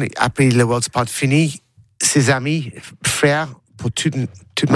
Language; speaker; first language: French; non-native, learner; English